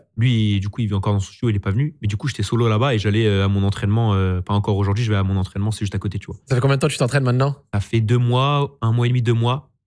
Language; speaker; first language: French; native; French